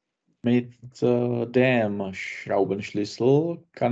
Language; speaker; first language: German; non-native, learner; Czech